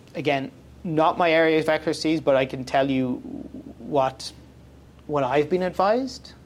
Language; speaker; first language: English; native; English